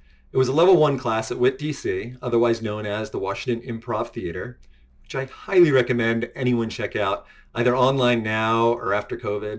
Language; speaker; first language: English; native; English